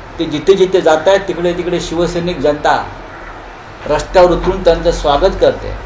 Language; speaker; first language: Marathi; native; Marathi